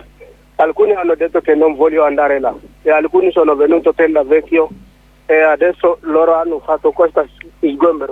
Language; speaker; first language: Italian; non-native, learner; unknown